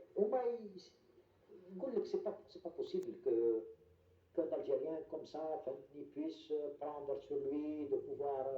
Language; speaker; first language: French; non-native, local second language; Arabic